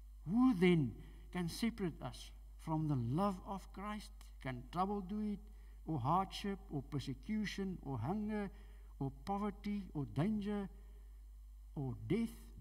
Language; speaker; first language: English; non-native, local second language; Afrikaans